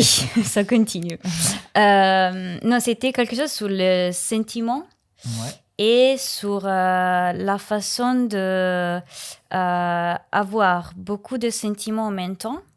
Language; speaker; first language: French; non-native, learner; Italian